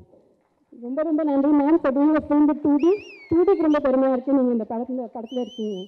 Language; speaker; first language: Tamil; non-native, fluent; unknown